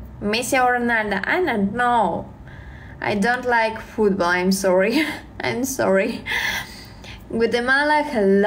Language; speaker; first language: English; non-native, learner; Russian